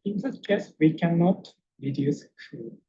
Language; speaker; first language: English; non-native, fluent; Japanese